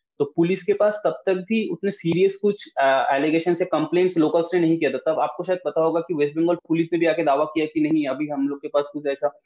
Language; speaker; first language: Hindi; non-native, local second language; Bangla